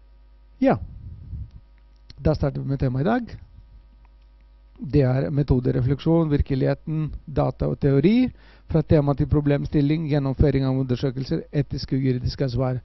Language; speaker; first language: Norwegian; non-native, fluent; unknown